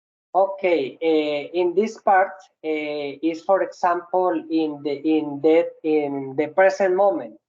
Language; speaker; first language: English; non-native, learner; Spanish